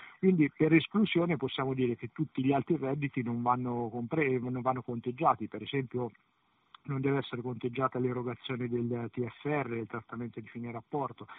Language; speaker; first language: Italian; native; Italian